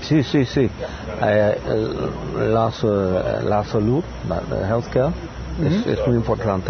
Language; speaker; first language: Spanish; non-native, learner; English